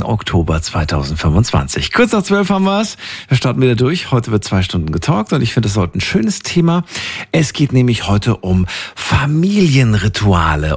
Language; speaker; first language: German; native; German